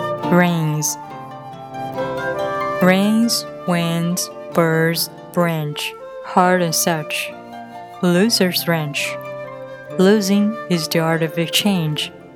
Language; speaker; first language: English; non-native, fluent; Chinese